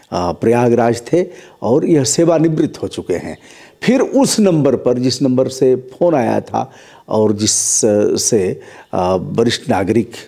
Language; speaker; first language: Hindi; native; Hindi